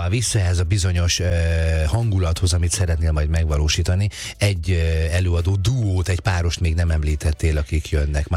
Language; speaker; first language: Hungarian; native; Hungarian